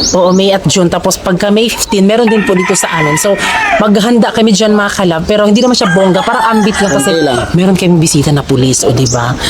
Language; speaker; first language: Filipino; non-native, local second language; Cebuano